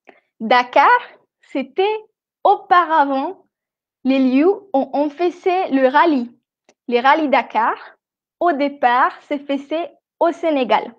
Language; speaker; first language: French; non-native, fluent; Spanish